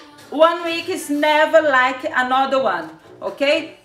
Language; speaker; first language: English; non-native, fluent; Portuguese